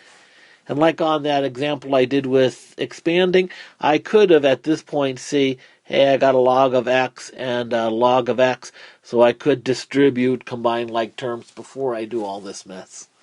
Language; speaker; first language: English; native; English